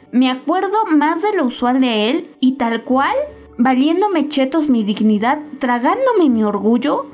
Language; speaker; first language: Spanish; native; Spanish